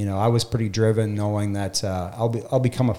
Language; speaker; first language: English; native; English